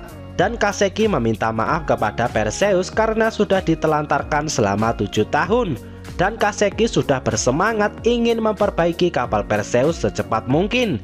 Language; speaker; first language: Indonesian; native; Indonesian